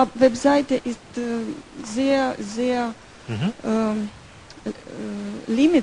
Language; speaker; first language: German; non-native, learner; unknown